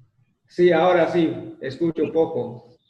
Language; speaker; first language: Spanish; non-native, local second language; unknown